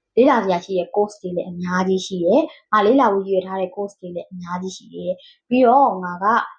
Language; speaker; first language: Burmese; native; Burmese